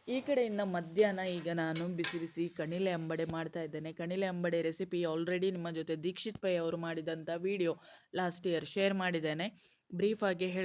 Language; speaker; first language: Kannada; non-native, local second language; Konkani